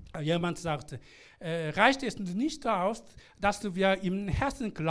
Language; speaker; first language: German; non-native, learner; Korean